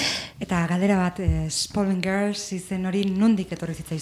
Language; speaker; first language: Basque; native; Basque